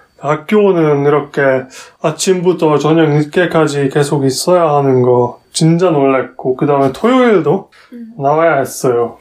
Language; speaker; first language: Korean; non-native, fluent; Hungarian